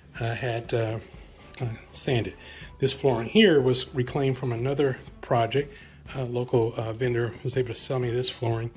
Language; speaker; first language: English; native; English